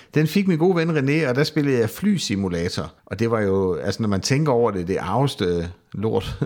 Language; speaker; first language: Danish; native; Danish